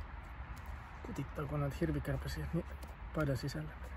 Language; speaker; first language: Finnish; native; Finnish